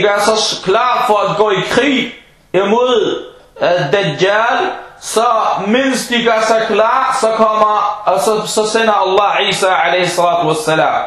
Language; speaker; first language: Danish; non-native, fluent; Arabic